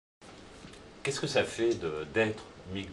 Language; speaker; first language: French; native; French